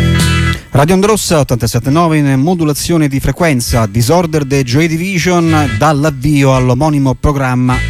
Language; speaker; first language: Italian; native; Italian